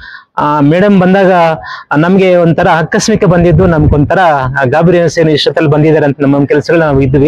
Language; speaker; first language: Kannada; native; Kannada